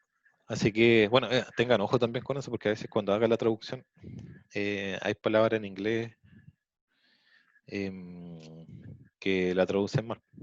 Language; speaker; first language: Spanish; native; Spanish